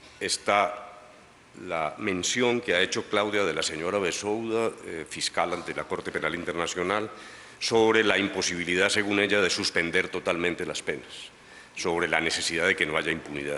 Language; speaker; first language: Spanish; native; Spanish